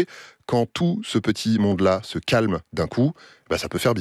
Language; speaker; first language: French; native; French